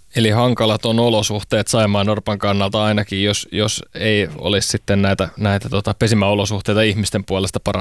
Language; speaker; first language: Finnish; native; Finnish